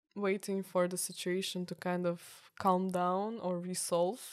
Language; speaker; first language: English; non-native, fluent; Ukrainian